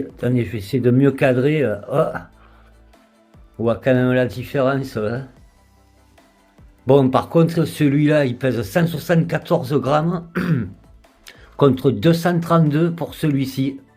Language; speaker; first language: French; native; French